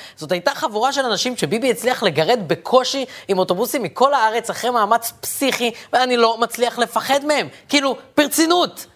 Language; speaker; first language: Hebrew; early bilingual, other home language; Arabic